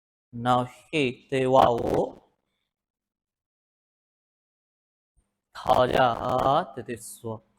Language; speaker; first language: Vietnamese; non-native, learner; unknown